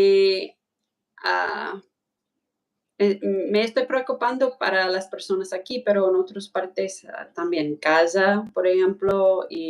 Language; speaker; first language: Spanish; non-native, fluent; English